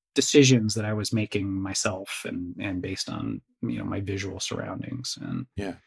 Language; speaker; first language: English; native; English